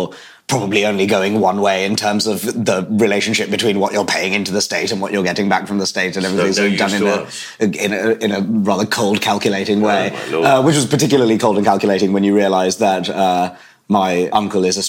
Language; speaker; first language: English; native; English